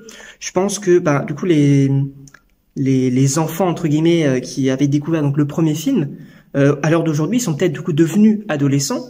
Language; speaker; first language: French; native; French